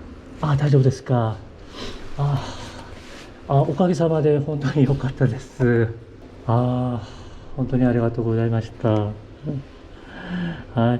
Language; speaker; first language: Japanese; non-native, learner; Korean